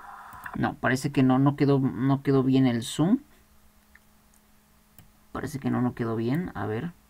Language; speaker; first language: Spanish; native; Spanish